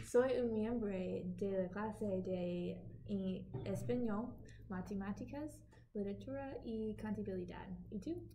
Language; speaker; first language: Spanish; non-native, learner; English